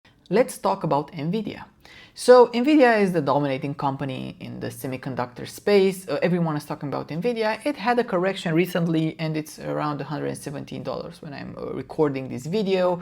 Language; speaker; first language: English; non-native, fluent; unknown